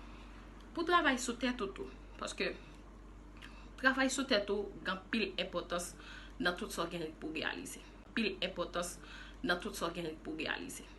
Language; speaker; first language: French; non-native, local second language; Haitian Creole